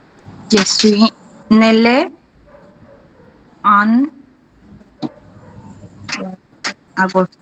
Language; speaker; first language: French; non-native, learner; Spanish